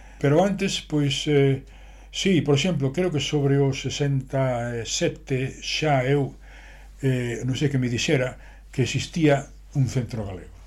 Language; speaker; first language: Galician; non-native, local second language; Spanish